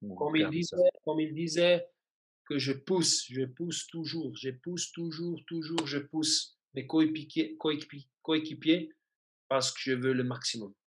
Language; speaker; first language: French; non-native, fluent; German